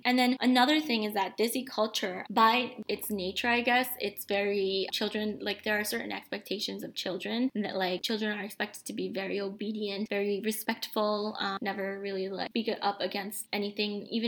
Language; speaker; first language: English; early bilingual, other home language; Bangla